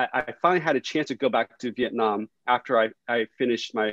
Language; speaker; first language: English; early bilingual, other home language; Vietnamese